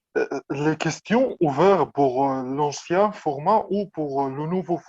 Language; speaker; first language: French; non-native, fluent; Arabic